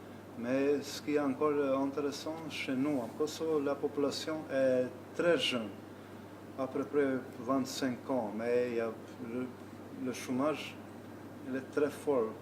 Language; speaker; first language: French; non-native, learner; Albanian